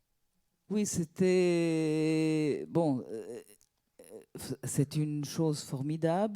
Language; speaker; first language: French; non-native, fluent; Italian